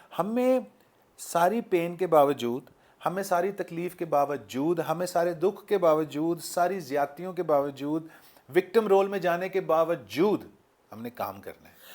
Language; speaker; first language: Urdu; native; Urdu